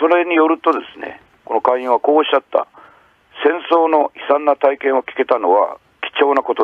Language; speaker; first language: Japanese; native; Japanese